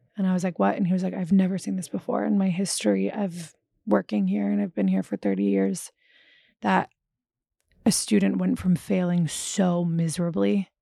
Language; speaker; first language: English; native; English